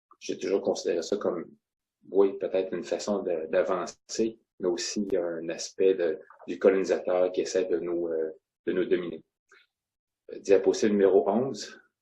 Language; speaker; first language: French; non-native, local second language; Innu-aimun